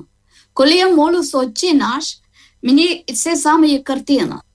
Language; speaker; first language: Ukrainian; non-native, learner; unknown